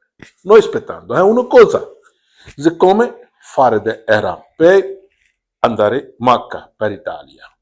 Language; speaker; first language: Italian; non-native, learner; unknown